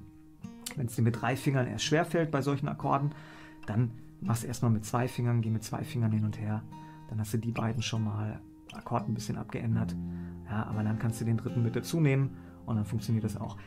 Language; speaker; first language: German; native; German